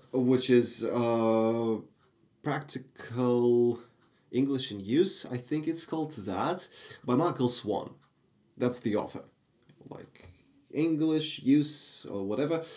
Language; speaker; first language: English; non-native, fluent; Russian